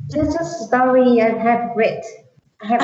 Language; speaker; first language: English; non-native, learner; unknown